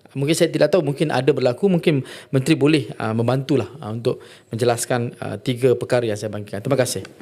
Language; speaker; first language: Malay; non-native, local second language; Tamil